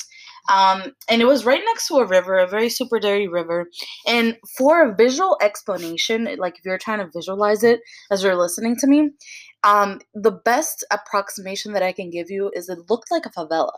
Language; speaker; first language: English; early bilingual, other home language; Spanish